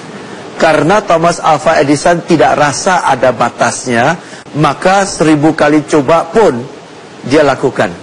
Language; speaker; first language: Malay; non-native, local second language; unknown